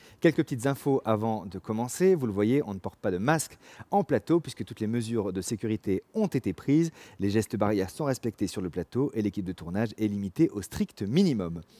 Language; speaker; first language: French; native; French